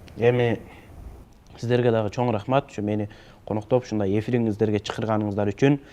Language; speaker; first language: Kyrgyz; early bilingual, heritage; Kyrgyz